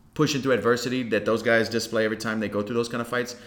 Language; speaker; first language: English; native; English